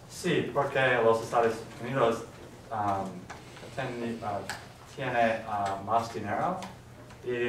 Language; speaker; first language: Spanish; non-native, learner; English